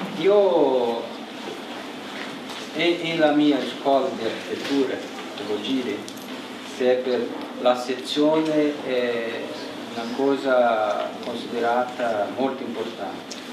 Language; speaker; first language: Italian; non-native, learner; Portuguese